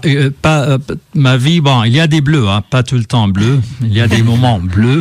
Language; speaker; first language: French; non-native, fluent; Arabic